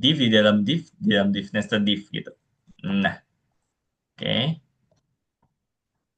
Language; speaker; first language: English; non-native, fluent; Indonesian